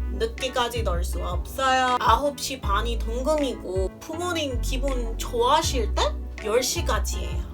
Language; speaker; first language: Korean; non-native, fluent; English